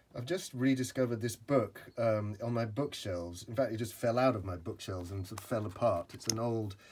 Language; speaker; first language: English; native; English